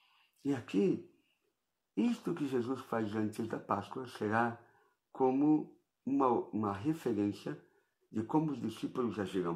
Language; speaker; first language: Portuguese; native; Portuguese